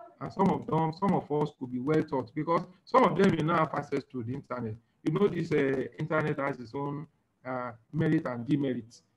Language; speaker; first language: English; non-native, local second language; Yoruba